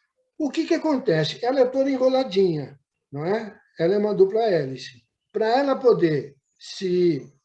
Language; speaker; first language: Portuguese; native; Portuguese